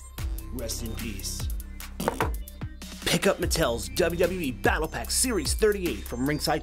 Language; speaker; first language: English; native; English